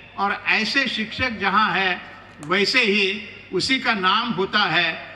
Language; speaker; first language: Hindi; non-native, local second language; Marathi